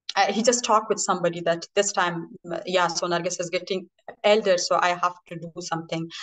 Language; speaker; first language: English; non-native, fluent; Persian